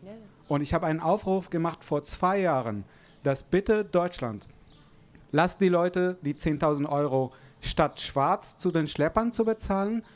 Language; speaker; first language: German; non-native, fluent; Arabic